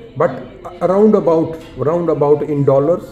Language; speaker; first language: English; non-native, learner; Urdu